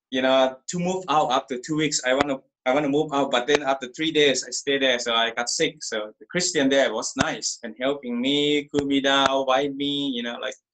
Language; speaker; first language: English; non-native, learner; Thai